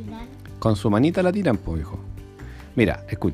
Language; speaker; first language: Spanish; native; Spanish